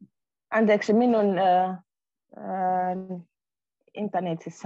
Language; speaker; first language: Finnish; non-native, learner; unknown